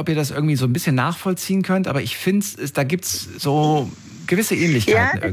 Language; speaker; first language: German; native; German